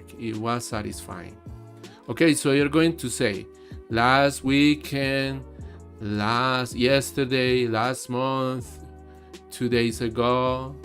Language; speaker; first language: English; non-native, fluent; Spanish